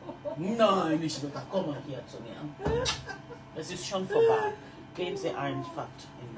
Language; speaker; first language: German; non-native, learner; French